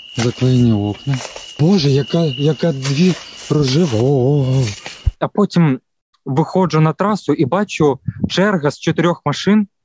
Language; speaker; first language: Ukrainian; non-native, local second language; Russian